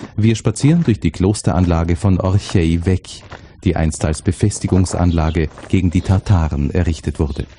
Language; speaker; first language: German; native; German